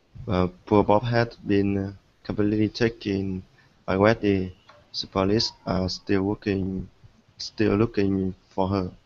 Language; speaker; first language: English; non-native, learner; Vietnamese